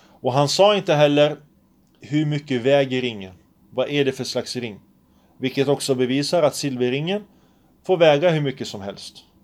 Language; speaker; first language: Swedish; early bilingual, other home language; Arabic